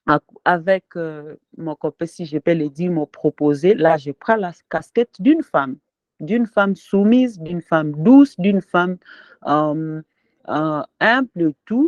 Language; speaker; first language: French; non-native, local second language; Swahili